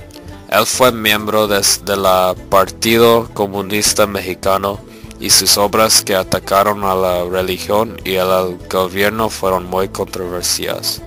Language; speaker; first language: Spanish; non-native, learner; English